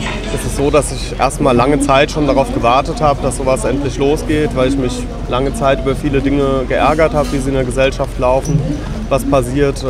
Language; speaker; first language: German; native; German